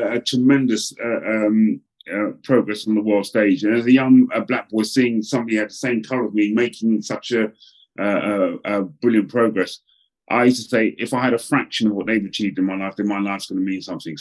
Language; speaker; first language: English; native; English